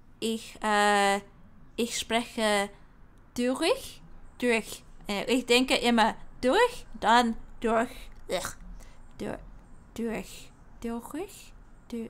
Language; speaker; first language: German; non-native, learner; English